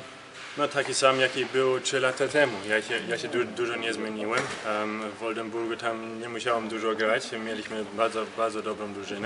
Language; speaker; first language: Polish; early bilingual, heritage; Polish